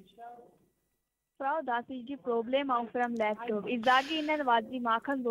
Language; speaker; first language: German; non-native, learner; Hindi